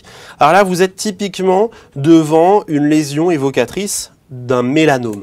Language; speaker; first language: French; native; French